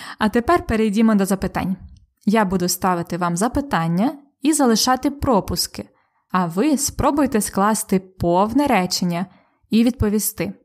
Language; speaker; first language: Ukrainian; native; Ukrainian